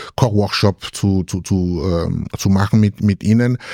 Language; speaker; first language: German; non-native, fluent; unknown